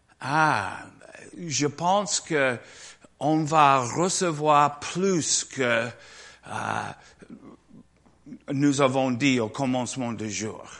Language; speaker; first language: French; non-native, learner; English